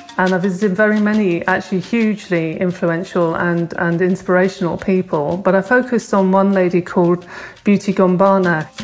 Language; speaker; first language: English; native; English